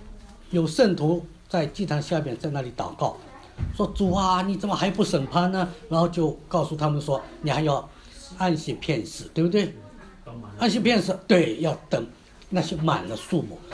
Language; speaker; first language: Chinese; native; Chinese